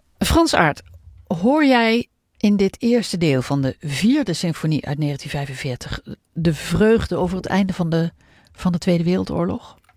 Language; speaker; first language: Dutch; native; Dutch